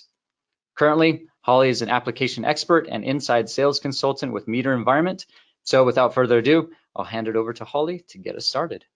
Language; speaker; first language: English; native; English